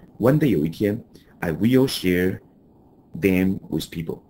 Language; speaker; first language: English; non-native, fluent; Chinese